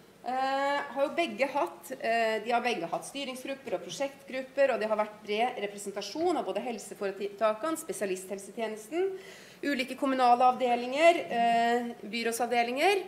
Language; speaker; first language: Norwegian; native; Norwegian